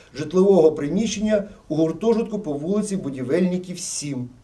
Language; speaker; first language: Ukrainian; non-native, local second language; Russian